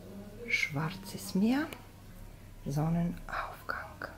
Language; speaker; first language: German; non-native, learner; Bulgarian